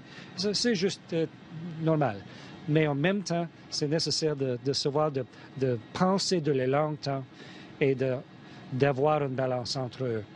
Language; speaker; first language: French; non-native, fluent; English